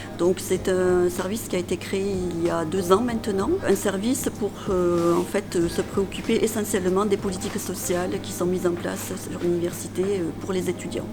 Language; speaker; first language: French; native; French